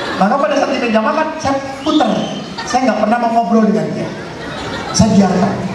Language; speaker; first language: Indonesian; non-native, local second language; Javanese